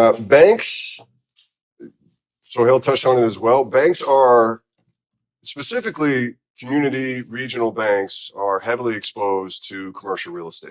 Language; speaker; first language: English; native; English